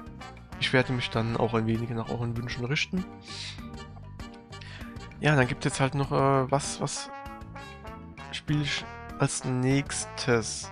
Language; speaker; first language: German; native; German